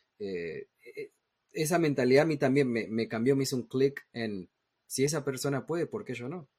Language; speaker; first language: Spanish; native; Spanish